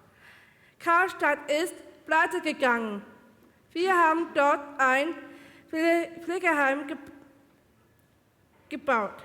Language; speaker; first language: German; non-native, learner; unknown